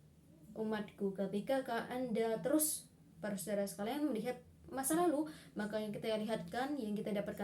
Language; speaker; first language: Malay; non-native, local second language; Madurese